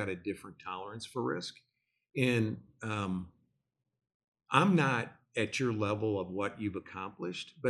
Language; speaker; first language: English; native; English